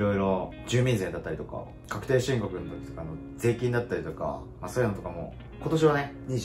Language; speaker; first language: Japanese; native; Japanese